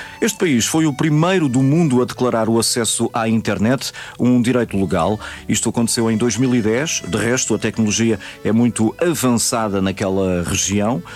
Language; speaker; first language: Portuguese; native; Portuguese